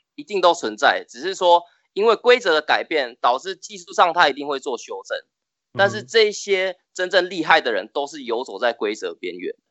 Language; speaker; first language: Chinese; native; Chinese